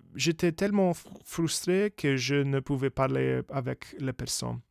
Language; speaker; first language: French; non-native, learner; English